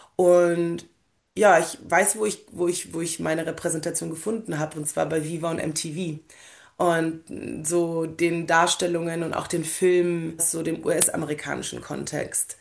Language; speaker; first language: German; early bilingual, other home language; Polish